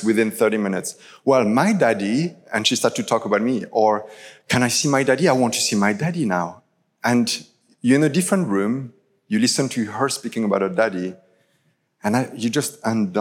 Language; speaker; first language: English; non-native, fluent; French